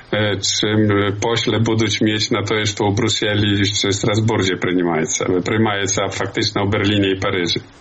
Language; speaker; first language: Polish; non-native, learner; Belarusian